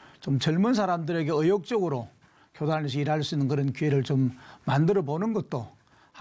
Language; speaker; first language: Korean; native; Korean